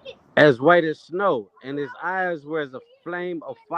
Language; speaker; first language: English; native; English